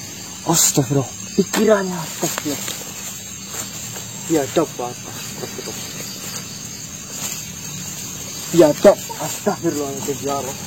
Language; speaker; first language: Indonesian; native; Indonesian